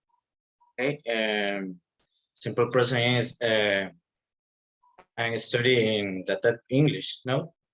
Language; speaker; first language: English; non-native, learner; Spanish